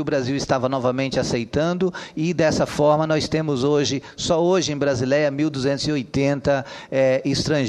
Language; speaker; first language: Portuguese; native; Portuguese